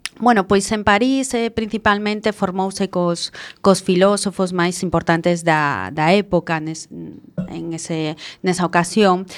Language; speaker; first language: Galician; non-native, local second language; Spanish